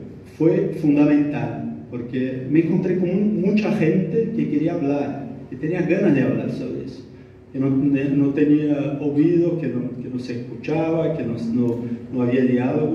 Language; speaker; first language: Spanish; non-native, learner; Portuguese